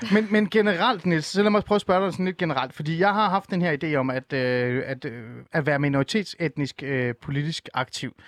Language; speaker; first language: Danish; early bilingual, other home language; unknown